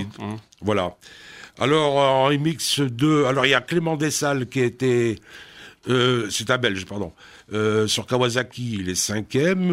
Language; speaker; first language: French; native; French